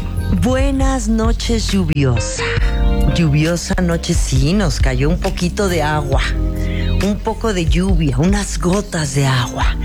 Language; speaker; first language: Spanish; native; Spanish